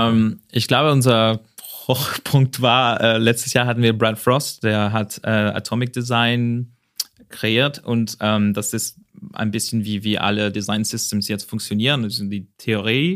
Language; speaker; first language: German; non-native, fluent; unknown